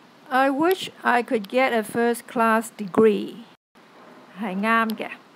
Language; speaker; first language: English; non-native, local second language; Cantonese